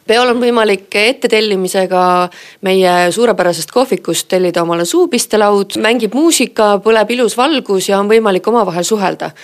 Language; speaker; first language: Estonian; native; Estonian